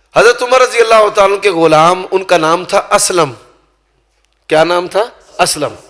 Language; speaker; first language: Urdu; non-native, local second language; Punjabi